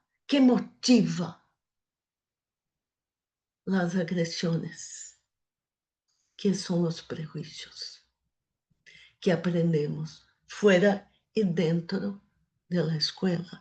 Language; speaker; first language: Spanish; non-native, fluent; Portuguese